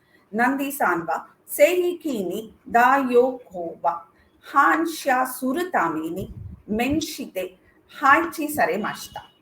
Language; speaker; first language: Japanese; non-native, learner; Tamil